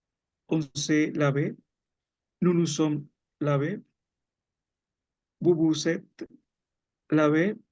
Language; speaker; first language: French; non-native, learner; Spanish